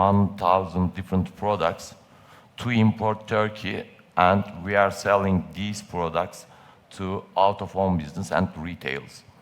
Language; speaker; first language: English; non-native, learner; Turkish